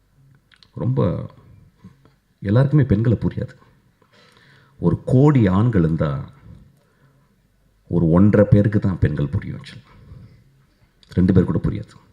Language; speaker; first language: Tamil; native; Tamil